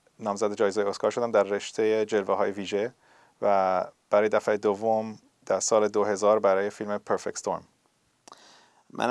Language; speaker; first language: Persian; early bilingual, heritage; Persian